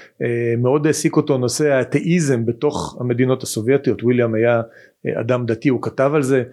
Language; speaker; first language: Hebrew; native; Hebrew